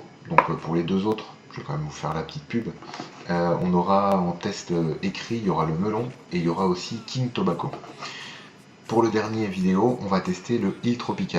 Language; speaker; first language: French; native; French